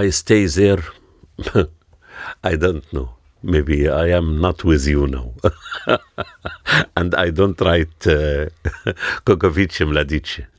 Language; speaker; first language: English; non-native, learner; Arabic